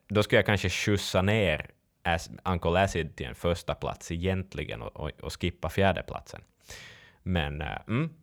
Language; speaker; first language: Swedish; native; Swedish